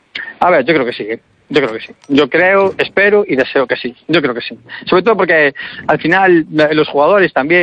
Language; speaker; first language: Spanish; native; Spanish